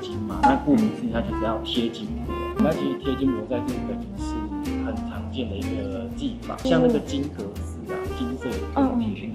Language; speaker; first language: Chinese; native; Chinese